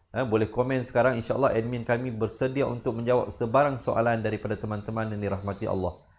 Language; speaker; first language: Malay; native; Malay